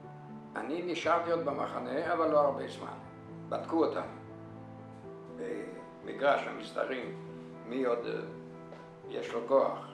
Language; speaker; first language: Hebrew; non-native, fluent; Yiddish